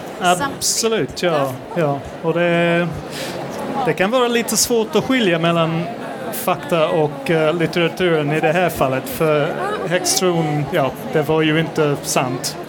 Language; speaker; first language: Swedish; non-native, fluent; English